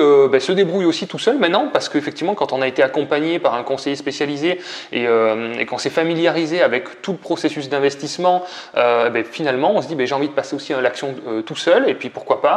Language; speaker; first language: French; native; French